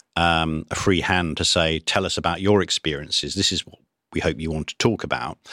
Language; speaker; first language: English; native; English